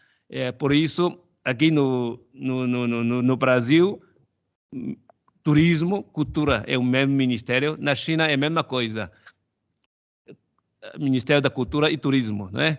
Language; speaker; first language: Portuguese; non-native, fluent; Chinese